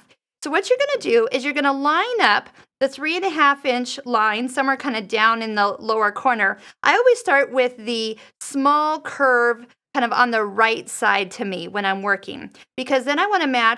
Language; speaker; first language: English; native; English